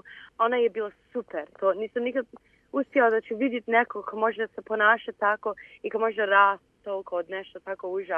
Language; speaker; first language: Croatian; early bilingual, heritage; Bosnian